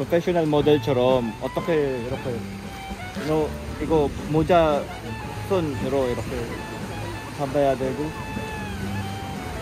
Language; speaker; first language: Korean; non-native, learner; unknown